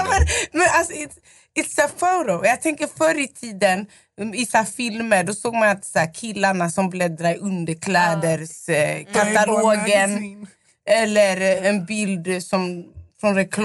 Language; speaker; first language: Swedish; non-native, local second language; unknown